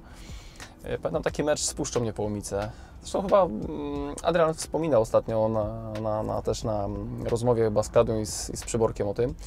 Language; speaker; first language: Polish; native; Polish